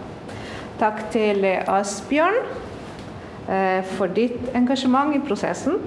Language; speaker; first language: Norwegian; non-native, fluent; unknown